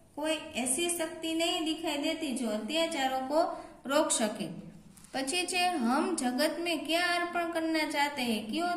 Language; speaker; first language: Hindi; non-native, local second language; Gujarati